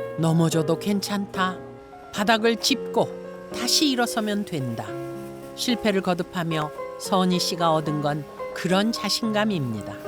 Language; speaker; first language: Korean; native; Korean